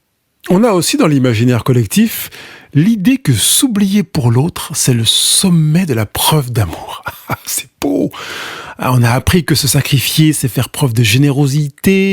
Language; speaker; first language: French; native; French